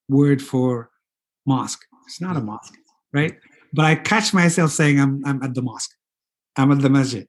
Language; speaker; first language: English; non-native, fluent; Fula